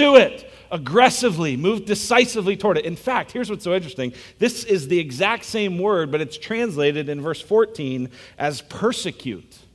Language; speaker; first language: English; native; English